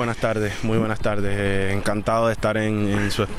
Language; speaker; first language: Spanish; native; Spanish